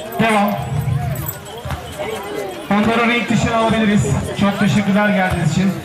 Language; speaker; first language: Turkish; native; Turkish